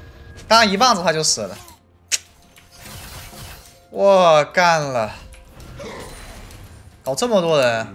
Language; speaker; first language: Chinese; native; Chinese